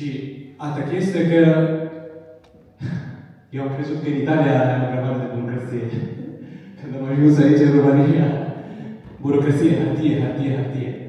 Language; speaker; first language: Romanian; non-native, learner; Italian